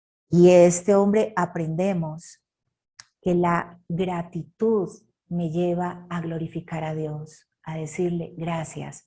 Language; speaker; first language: Spanish; native; Spanish